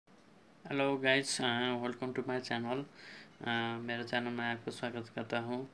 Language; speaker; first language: Hindi; non-native, learner; Nepali